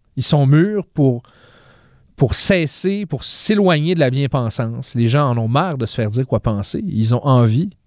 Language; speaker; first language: French; native; French